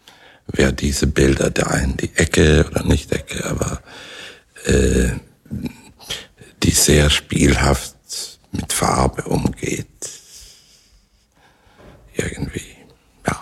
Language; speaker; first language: German; non-native, fluent; Swedish